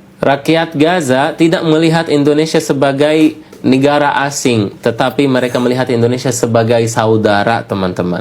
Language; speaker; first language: Indonesian; non-native, fluent; Arabic